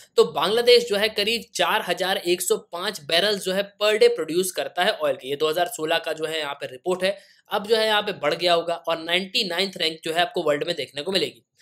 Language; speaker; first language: Hindi; native; Hindi